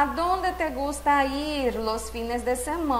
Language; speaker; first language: Spanish; non-native, fluent; Portuguese